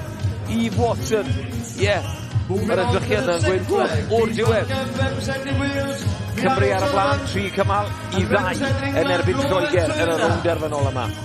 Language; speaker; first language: Welsh; native; Welsh